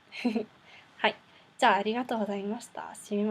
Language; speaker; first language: Japanese; non-native, learner; Afrikaans